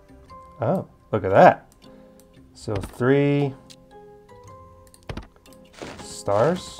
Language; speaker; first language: English; native; English